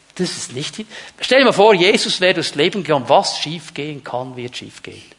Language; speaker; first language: German; native; German